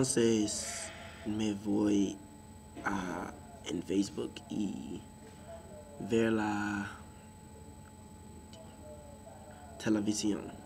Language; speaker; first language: Spanish; non-native, learner; English